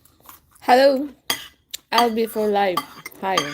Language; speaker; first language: English; non-native, local second language; Bikol